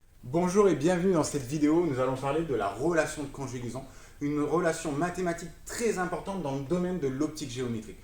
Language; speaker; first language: French; native; French